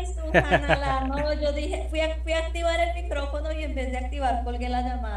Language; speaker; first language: Spanish; native; Spanish